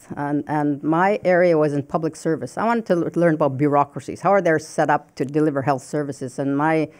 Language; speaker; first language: English; non-native, fluent; Cree